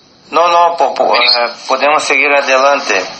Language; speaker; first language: Spanish; non-native, learner; Portuguese